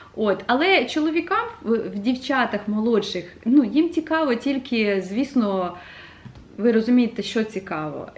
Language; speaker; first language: Ukrainian; non-native, local second language; Russian